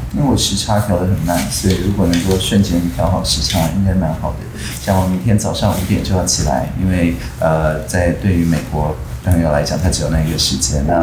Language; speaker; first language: Chinese; native; Chinese